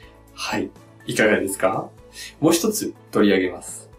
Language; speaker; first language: Japanese; non-native, fluent; French